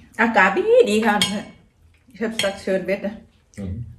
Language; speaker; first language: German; non-native, learner; Thai